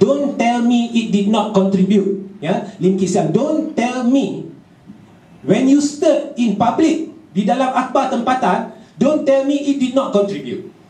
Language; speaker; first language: English; non-native, local second language; Malay